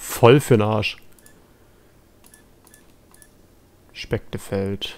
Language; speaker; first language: German; native; German